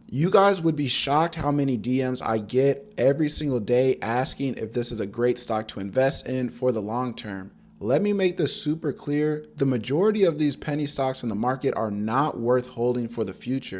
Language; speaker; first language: English; native; English